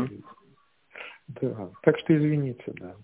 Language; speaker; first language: Russian; native; Russian